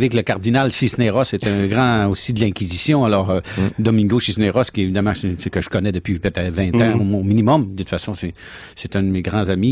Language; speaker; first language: French; native; French